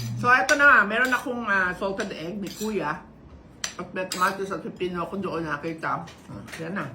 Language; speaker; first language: Filipino; native; Filipino